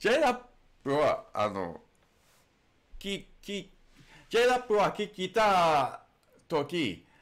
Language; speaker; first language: Japanese; non-native, learner; English